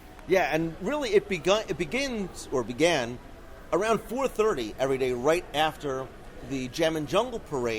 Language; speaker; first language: English; native; English